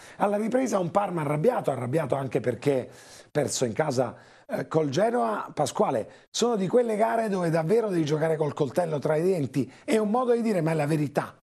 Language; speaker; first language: Italian; native; Italian